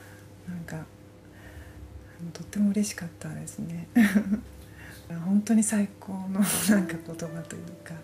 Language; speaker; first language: Japanese; native; Japanese